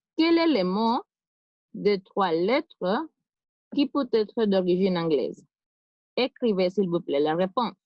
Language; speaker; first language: French; non-native, fluent; Spanish